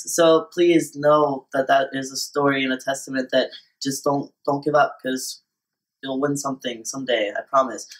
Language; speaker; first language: English; native; English